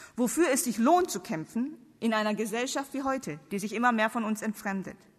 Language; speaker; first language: German; non-native, fluent; Korean